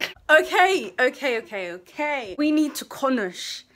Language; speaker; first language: Turkish; early bilingual, heritage; Turkish